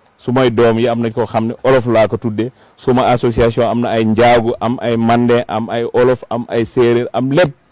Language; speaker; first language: Wolof; non-native, local second language; Fula